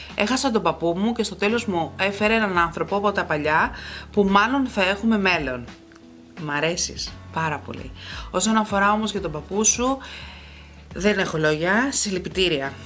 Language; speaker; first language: Greek; early bilingual, heritage; Greek